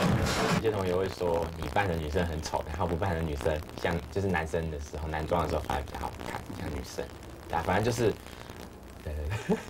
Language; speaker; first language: Chinese; native; Chinese